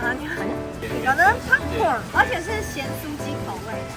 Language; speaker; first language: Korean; non-native, learner; Chinese